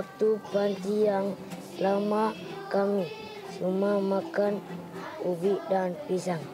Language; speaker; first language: Indonesian; non-native, local second language; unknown